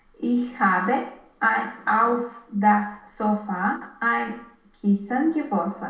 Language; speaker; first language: German; non-native, learner; Romanian